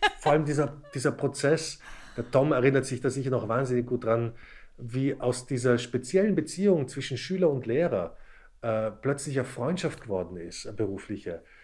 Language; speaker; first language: German; early bilingual, other home language; Slovak